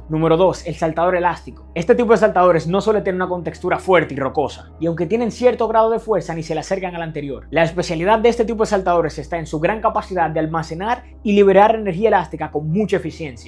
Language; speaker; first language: Spanish; native; Spanish